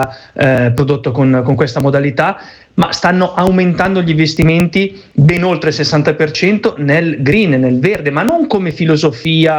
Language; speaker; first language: Italian; native; Italian